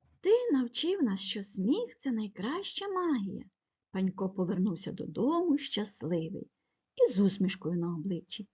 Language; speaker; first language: Ukrainian; native; Ukrainian